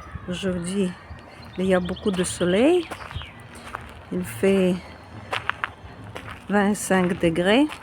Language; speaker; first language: French; non-native, fluent; Russian